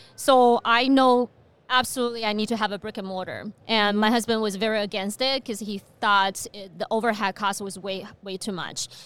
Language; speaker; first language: English; non-native, fluent; Chinese